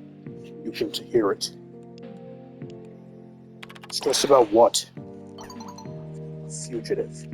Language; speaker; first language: English; native; English